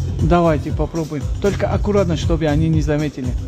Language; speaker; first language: Russian; non-native, fluent; Tajik